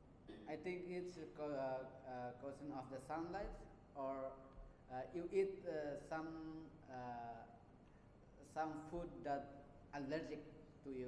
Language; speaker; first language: English; non-native, learner; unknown